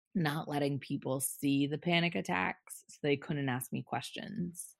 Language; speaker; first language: English; native; English